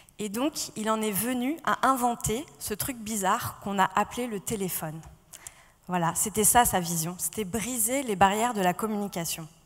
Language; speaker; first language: French; native; French